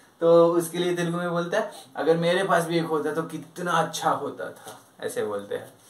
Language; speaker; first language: Hindi; non-native, local second language; Telugu